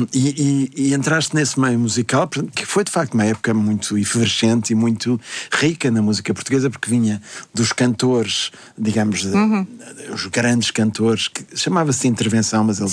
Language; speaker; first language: Portuguese; native; Portuguese